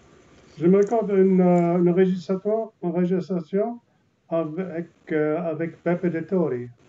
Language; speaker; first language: French; non-native, learner; Italian